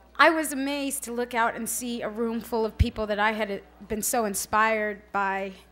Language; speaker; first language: English; early bilingual, other home language; Spanish